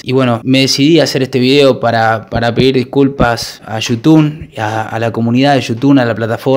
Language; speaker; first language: Spanish; native; Spanish